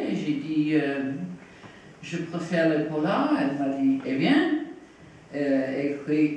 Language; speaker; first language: French; non-native, fluent; English